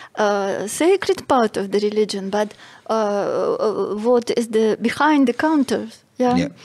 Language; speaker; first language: English; non-native, fluent; Russian